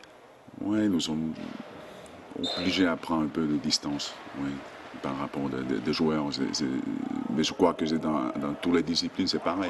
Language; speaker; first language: French; non-native, fluent; Finnish